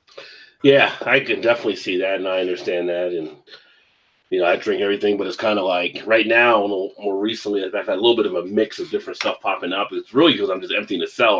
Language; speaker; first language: English; native; English